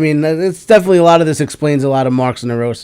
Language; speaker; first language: English; native; English